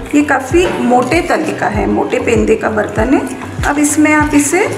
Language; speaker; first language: Hindi; native; Hindi